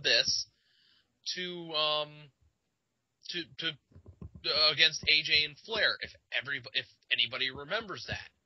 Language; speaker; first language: English; native; English